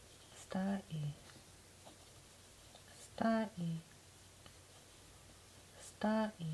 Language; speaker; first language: Italian; non-native, learner; English